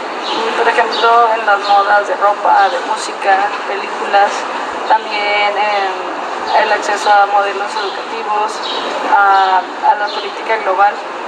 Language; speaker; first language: Spanish; native; Spanish